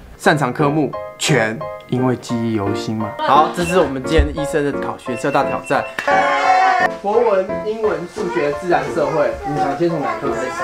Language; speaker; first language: Chinese; native; Chinese